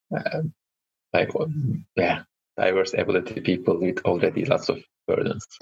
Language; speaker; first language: English; non-native, fluent; Turkish